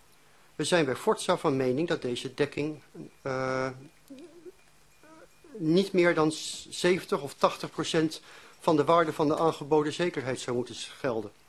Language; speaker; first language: Dutch; native; Dutch